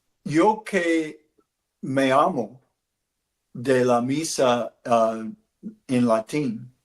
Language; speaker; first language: Spanish; non-native, learner; English